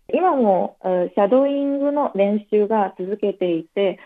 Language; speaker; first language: Japanese; non-native, fluent; Chinese